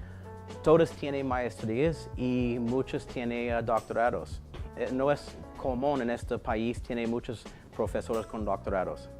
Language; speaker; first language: Spanish; non-native, learner; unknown